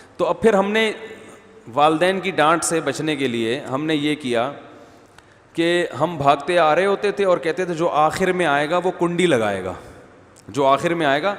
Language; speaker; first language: Urdu; native; Urdu